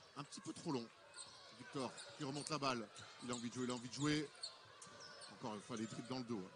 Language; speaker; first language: French; native; French